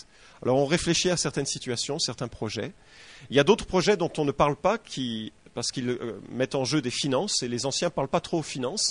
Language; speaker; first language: French; native; French